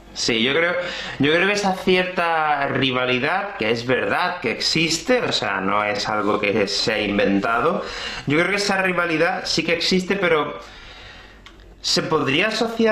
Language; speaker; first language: Spanish; native; Spanish